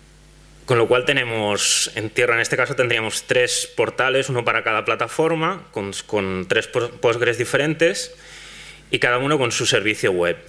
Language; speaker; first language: Spanish; non-native, local second language; Catalan